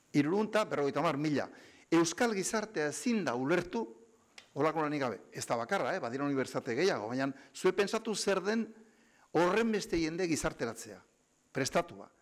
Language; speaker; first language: Basque; native; Basque